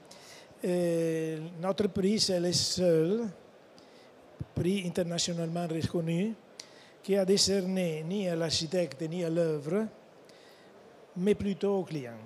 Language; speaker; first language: French; non-native, fluent; Italian